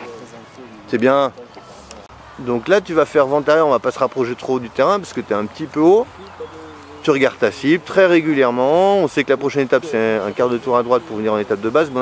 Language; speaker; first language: French; native; French